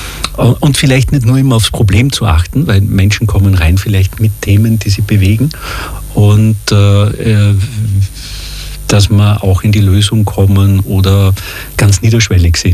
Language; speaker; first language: German; native; German